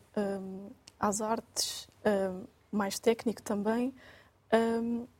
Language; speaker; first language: Portuguese; native; Portuguese